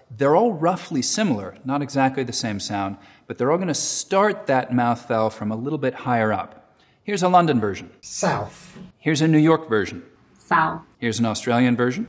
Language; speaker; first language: English; native; English